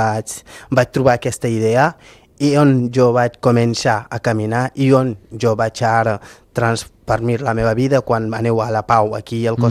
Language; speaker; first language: Catalan; non-native, local second language; Fula